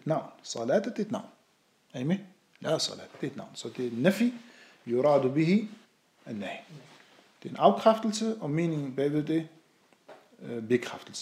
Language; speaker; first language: Danish; non-native, fluent; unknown